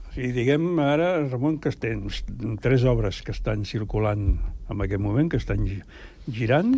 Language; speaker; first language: Catalan; native; Catalan